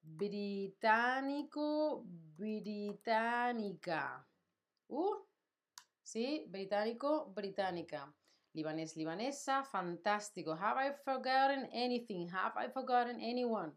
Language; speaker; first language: English; non-native, fluent; Spanish